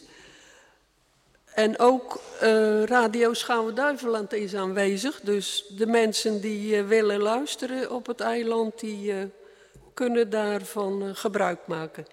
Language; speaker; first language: Dutch; native; Dutch